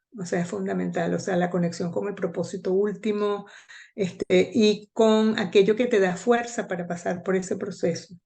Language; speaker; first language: Spanish; native; Spanish